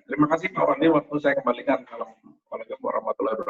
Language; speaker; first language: Indonesian; native; Indonesian